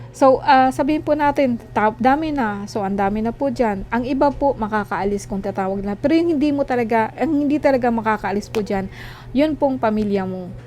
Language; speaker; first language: Filipino; non-native, local second language; Cebuano